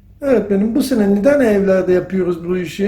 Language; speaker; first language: Turkish; early bilingual, heritage; Turkish